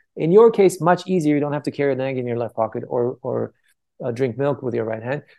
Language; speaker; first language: English; early bilingual, other home language; Persian